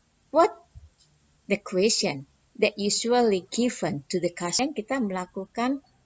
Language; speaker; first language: English; non-native, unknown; Indonesian